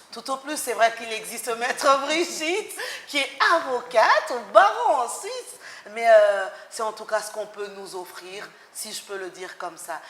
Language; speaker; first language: French; non-native, local second language; Lingala